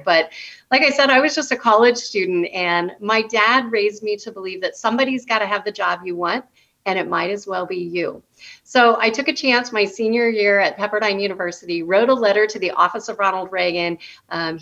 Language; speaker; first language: English; native; English